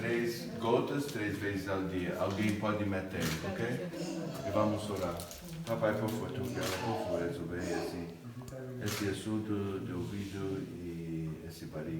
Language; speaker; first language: Portuguese; non-native, fluent; English